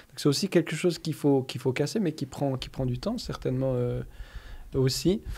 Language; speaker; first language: French; native; French